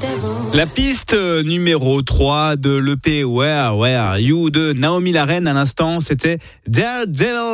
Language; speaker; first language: French; native; French